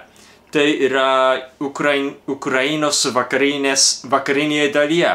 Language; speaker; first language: Lithuanian; non-native, fluent; Japanese